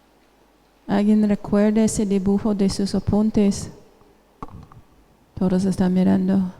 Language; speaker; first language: Spanish; non-native, fluent; English